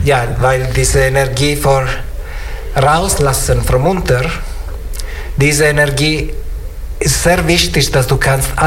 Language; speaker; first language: German; non-native, learner; Italian